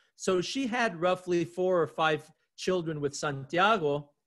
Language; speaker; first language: English; native; English